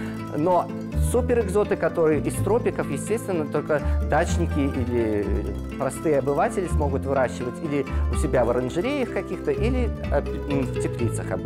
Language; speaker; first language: Russian; native; Russian